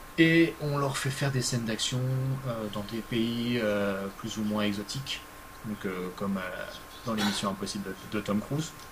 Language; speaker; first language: French; native; French